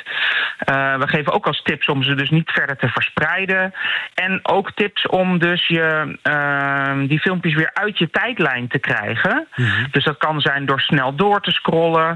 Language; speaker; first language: Dutch; native; Dutch